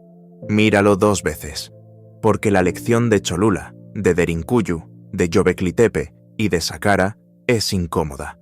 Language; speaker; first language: Spanish; native; Spanish